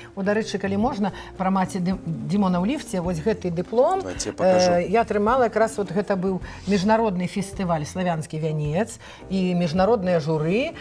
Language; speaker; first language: Belarusian; native; Belarusian